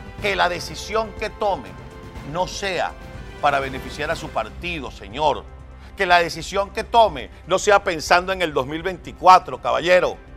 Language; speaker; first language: Spanish; native; Spanish